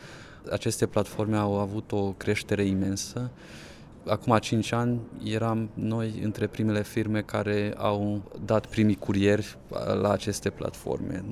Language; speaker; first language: Romanian; non-native, local second language; Hungarian